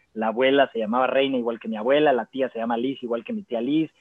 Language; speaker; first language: Spanish; native; Spanish